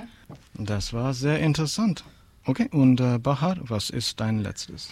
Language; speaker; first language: German; non-native, learner; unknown